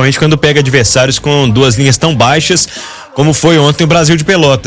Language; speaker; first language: Portuguese; native; Portuguese